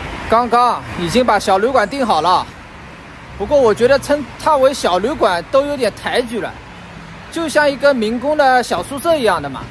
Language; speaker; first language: Chinese; non-native, local second language; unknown